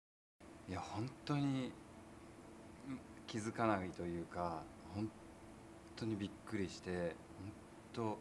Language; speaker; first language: Japanese; native; Japanese